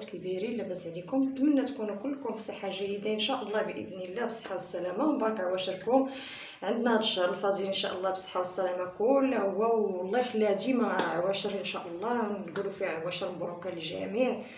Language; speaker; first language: Arabic; native; Arabic